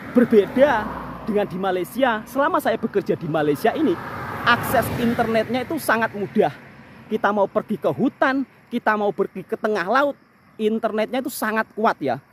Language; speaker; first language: Indonesian; native; Indonesian